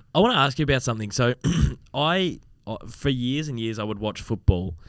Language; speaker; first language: English; native; English